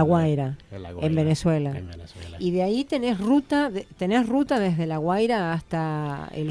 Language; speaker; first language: Spanish; native; Spanish